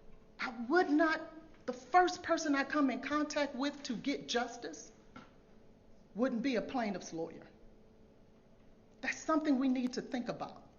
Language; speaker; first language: English; native; English